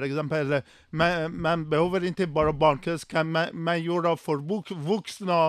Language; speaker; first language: Swedish; non-native, learner; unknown